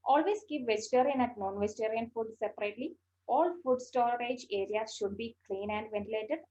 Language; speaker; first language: English; non-native, local second language; Malayalam